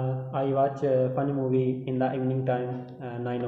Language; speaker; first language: English; non-native, learner; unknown